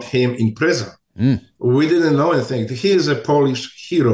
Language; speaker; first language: English; non-native, fluent; Polish